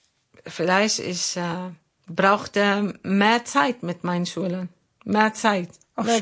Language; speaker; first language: German; non-native, learner; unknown